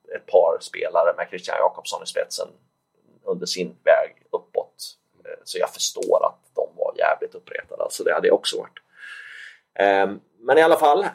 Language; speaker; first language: Swedish; native; Swedish